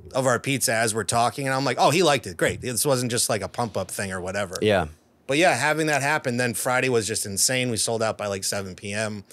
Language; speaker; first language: English; native; English